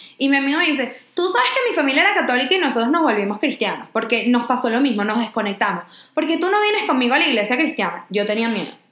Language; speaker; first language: Spanish; native; Spanish